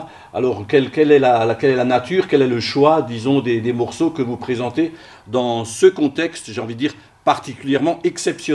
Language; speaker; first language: French; native; French